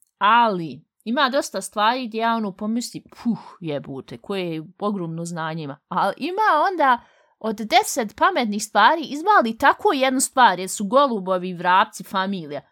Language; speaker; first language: Bosnian; early bilingual, heritage; Bosnian